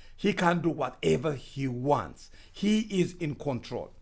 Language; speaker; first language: English; non-native, fluent; Amharic